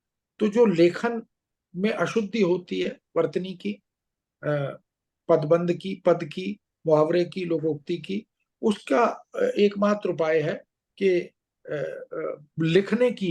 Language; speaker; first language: Hindi; native; Hindi